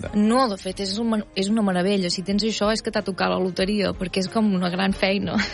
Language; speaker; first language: Catalan; native; Catalan